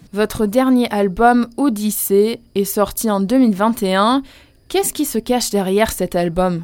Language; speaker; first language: French; non-native, fluent; Italian